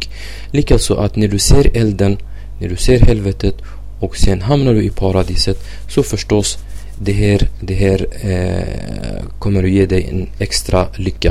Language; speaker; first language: Swedish; non-native, fluent; Arabic